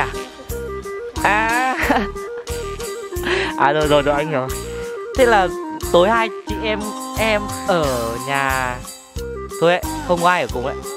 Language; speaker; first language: Vietnamese; native; Vietnamese